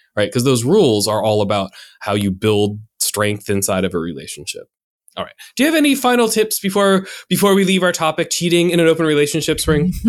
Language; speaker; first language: English; native; English